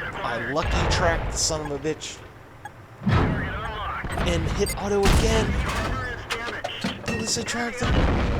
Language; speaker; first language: English; native; English